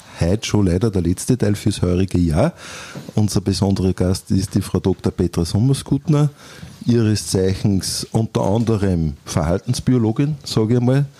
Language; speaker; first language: German; native; German